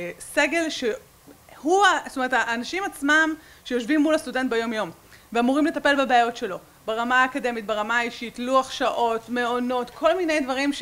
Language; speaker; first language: Hebrew; native; Hebrew